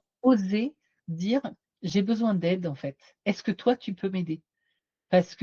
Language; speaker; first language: French; native; French